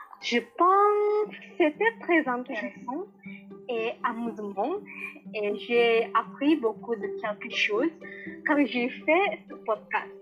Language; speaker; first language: French; non-native, learner; Indonesian